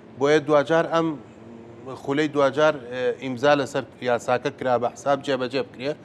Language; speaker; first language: Central Kurdish; native; Central Kurdish